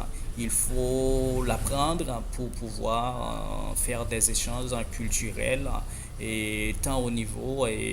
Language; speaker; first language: French; non-native, fluent; Spanish